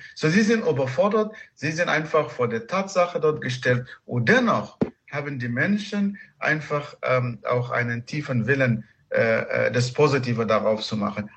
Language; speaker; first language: German; non-native, fluent; Arabic